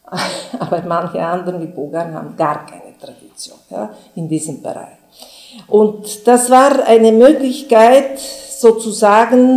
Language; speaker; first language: German; non-native, fluent; Bulgarian